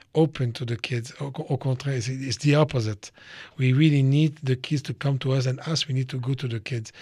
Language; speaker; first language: English; non-native, fluent; French